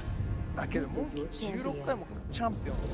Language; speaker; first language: Japanese; native; Japanese